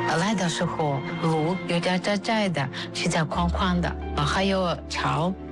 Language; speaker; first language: Chinese; non-native, learner; Russian